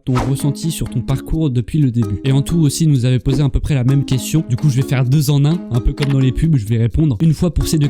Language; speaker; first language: French; native; French